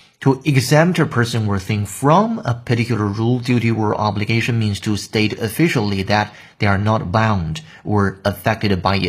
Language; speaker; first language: English; non-native, fluent; Chinese